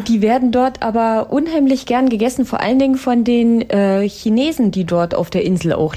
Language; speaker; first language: German; native; German